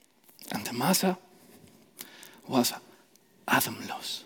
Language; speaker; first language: Dutch; non-native, fluent; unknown